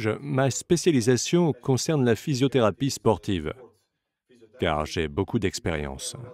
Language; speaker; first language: French; non-native, fluent; Slovenian